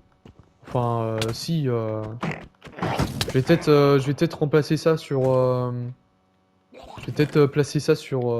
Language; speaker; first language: French; native; French